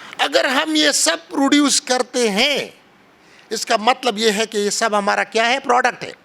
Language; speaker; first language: Urdu; non-native, local second language; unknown